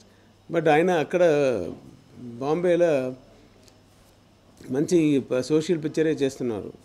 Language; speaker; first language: Telugu; non-native, learner; Tamil